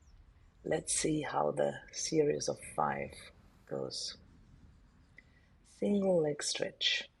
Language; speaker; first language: English; non-native, fluent; German